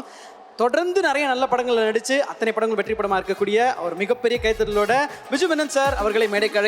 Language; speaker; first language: Tamil; native; Tamil